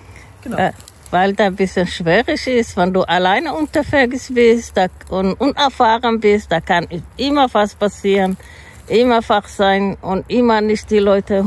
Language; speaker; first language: German; non-native, learner; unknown